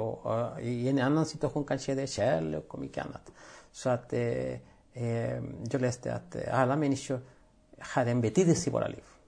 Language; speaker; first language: Swedish; non-native, fluent; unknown